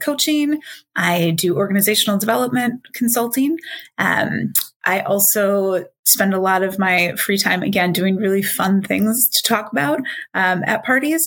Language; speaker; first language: English; native; English